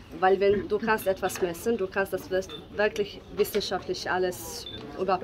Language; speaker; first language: German; non-native, learner; Bosnian